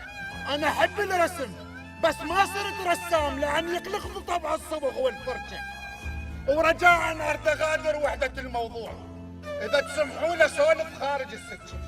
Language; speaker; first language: Arabic; native; Arabic